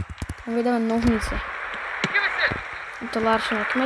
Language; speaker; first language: Slovak; native; Slovak